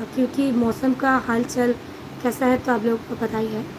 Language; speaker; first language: Hindi; non-native, local second language; Bangla